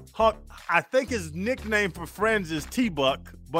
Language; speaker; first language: English; native; English